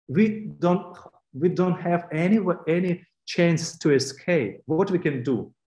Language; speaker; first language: English; non-native, fluent; Ukrainian